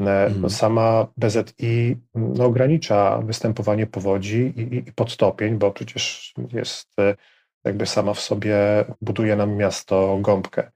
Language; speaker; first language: Polish; native; Polish